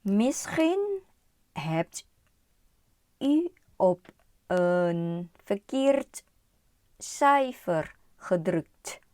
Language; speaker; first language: Dutch; non-native, learner; Thai